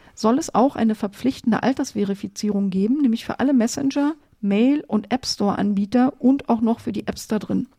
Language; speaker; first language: German; native; German